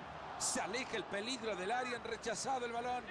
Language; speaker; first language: Spanish; native; Spanish